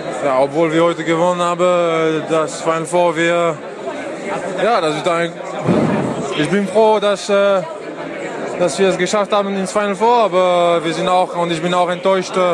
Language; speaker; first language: German; non-native, fluent; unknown